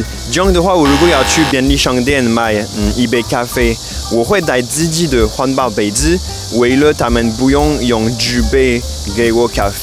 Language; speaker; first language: Chinese; non-native, fluent; French